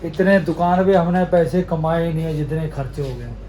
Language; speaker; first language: Hindi; non-native, local second language; Punjabi